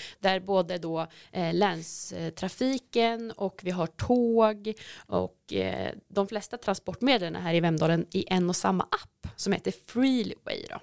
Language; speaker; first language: Swedish; native; Swedish